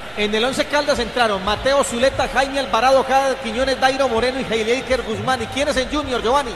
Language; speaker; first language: Spanish; native; Spanish